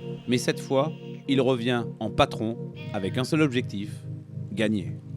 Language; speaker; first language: French; native; French